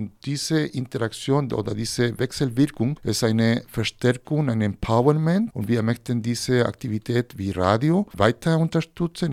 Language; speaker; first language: German; non-native, fluent; Spanish